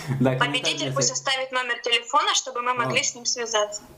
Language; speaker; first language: Russian; native; Russian